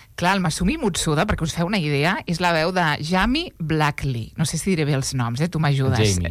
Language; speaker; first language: Catalan; native; Catalan